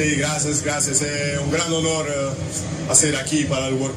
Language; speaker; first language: Spanish; non-native, learner; English